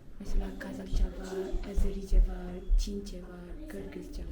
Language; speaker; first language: Turkish; non-native, learner; Malay